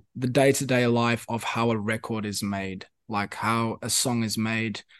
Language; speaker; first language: English; non-native, local second language; Afrikaans